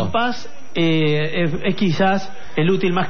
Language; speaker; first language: Spanish; native; Spanish